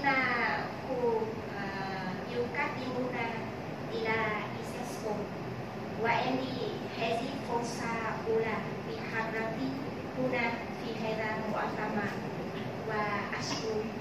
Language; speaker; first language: Arabic; non-native, fluent; Vietnamese